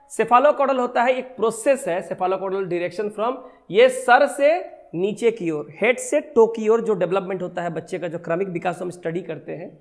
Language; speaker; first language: Hindi; native; Hindi